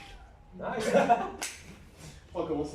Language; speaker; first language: French; native; French